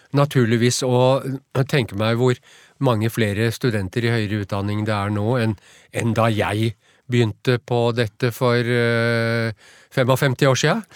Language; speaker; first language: Norwegian; native; Norwegian